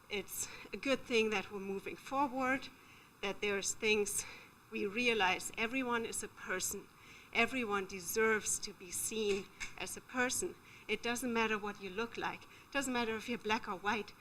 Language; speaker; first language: English; non-native, fluent; German